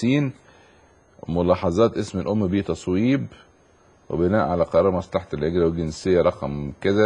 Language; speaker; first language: Arabic; native; Arabic